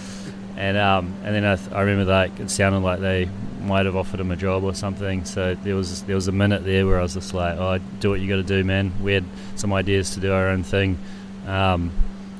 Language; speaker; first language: English; native; English